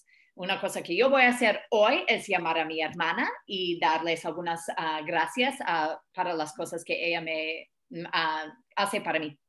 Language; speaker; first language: Spanish; non-native, fluent; English